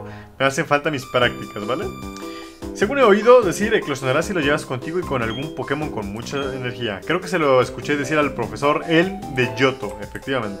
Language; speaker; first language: Spanish; native; Spanish